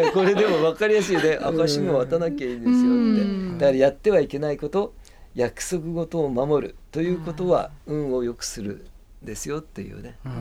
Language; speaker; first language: Japanese; native; Japanese